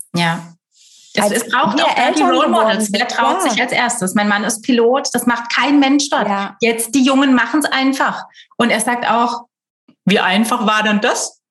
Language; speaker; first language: German; native; German